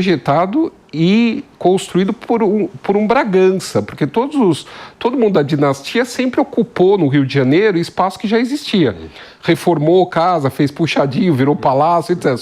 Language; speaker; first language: Portuguese; native; Portuguese